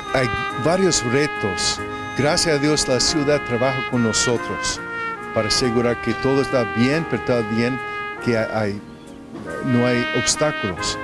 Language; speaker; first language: Spanish; non-native, fluent; English